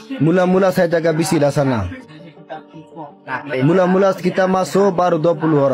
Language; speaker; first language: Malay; non-native, learner; Bangla